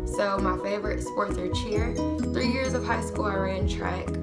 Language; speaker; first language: English; native; English